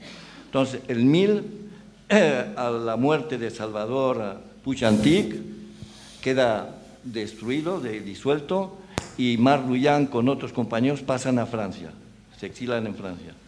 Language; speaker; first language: Spanish; native; Spanish